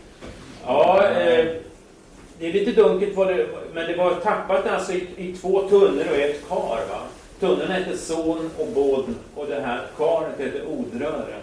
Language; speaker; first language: Swedish; native; Swedish